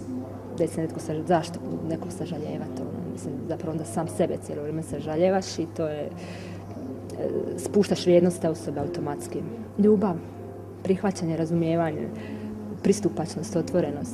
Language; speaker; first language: Bosnian; native; Bosnian